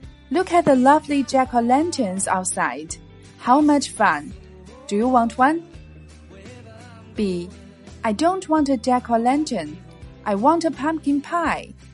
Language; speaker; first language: English; non-native, fluent; Chinese